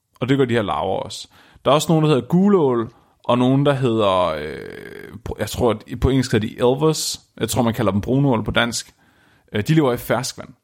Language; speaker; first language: Danish; native; Danish